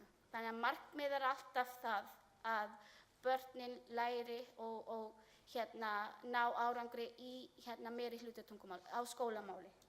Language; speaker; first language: Icelandic; non-native, learner; Filipino